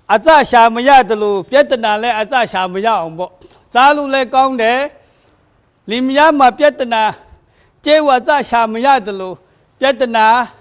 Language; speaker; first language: Burmese; non-native, local second language; Kachin